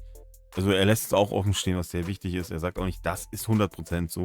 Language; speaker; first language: German; native; German